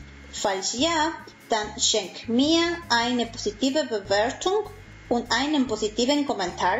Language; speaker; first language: German; non-native, fluent; Spanish